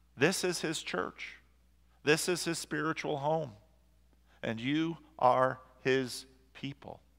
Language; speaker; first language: English; native; English